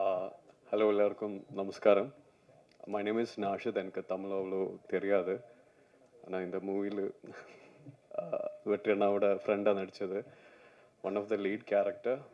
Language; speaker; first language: Tamil; non-native, learner; Malayalam